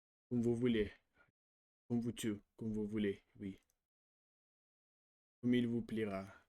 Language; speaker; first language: French; non-native, learner; Russian